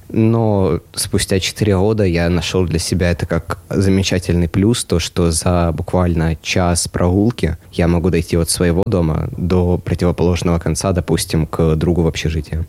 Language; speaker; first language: Russian; native; Russian